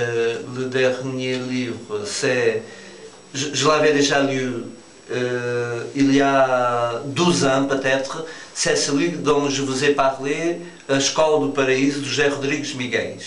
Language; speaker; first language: French; non-native, fluent; Portuguese